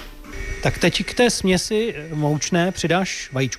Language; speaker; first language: Czech; native; Czech